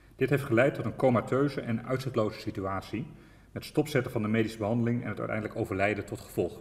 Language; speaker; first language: Dutch; native; Dutch